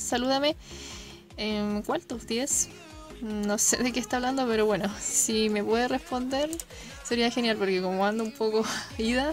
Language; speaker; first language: Spanish; native; Spanish